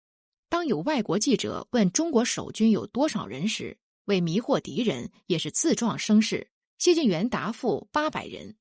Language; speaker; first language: Chinese; native; Chinese